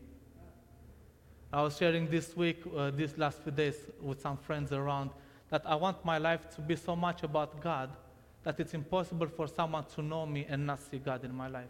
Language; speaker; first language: English; non-native, fluent; Romanian